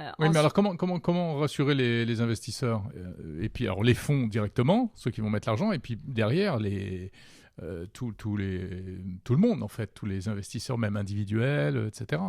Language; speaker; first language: French; native; French